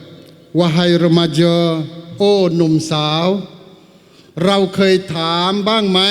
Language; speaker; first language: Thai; non-native, local second language; Malay